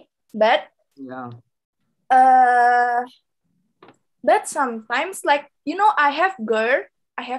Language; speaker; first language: English; non-native, local second language; Indonesian